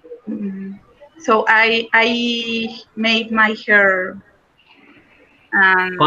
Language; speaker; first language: English; non-native, learner; Spanish